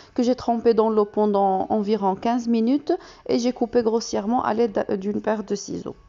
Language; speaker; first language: French; non-native, local second language; Arabic